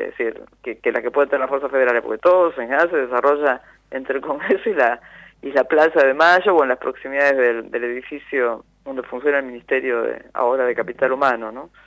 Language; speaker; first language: Spanish; native; Spanish